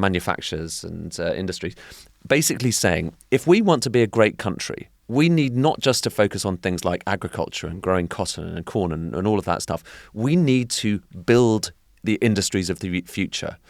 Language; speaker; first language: English; native; English